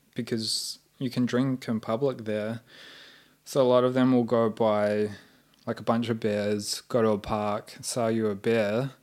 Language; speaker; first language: English; native; English